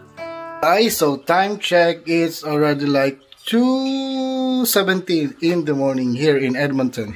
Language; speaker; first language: English; non-native, local second language; Filipino